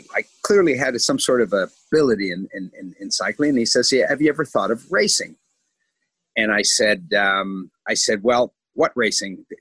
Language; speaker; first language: English; native; English